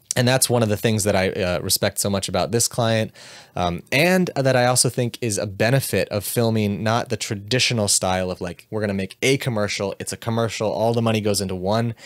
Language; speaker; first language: English; native; English